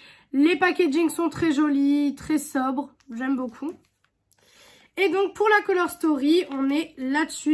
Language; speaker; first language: French; native; French